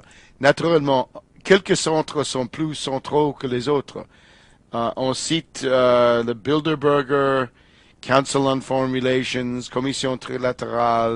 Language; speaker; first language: French; non-native, fluent; English